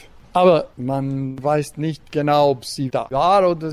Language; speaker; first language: German; non-native, local second language; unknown